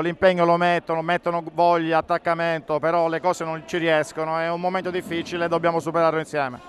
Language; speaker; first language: Italian; native; Italian